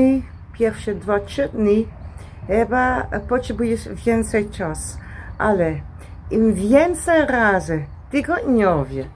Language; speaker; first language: Polish; non-native, learner; Dutch